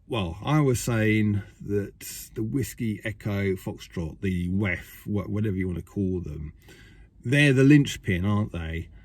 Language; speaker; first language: English; native; English